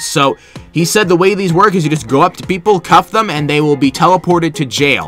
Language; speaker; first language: English; native; English